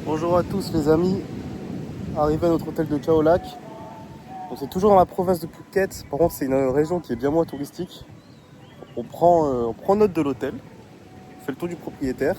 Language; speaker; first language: French; native; French